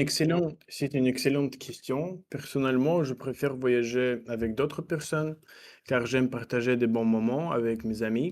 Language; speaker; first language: French; non-native, learner; Russian